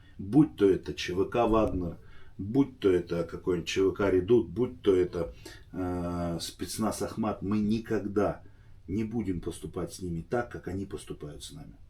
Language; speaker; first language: Russian; native; Russian